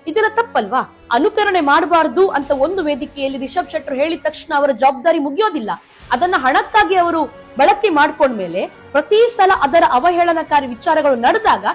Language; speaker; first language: Kannada; non-native, local second language; Tulu